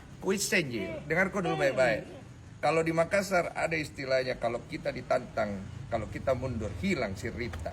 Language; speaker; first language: Indonesian; native; Indonesian